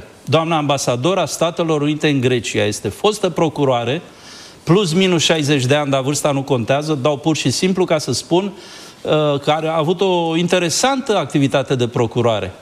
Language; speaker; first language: Romanian; native; Romanian